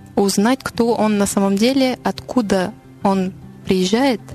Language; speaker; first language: Russian; non-native, learner; French